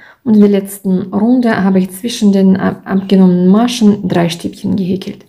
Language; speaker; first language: German; non-native, fluent; Russian